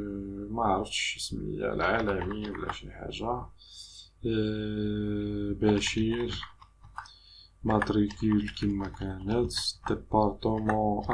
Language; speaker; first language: Arabic; native; Arabic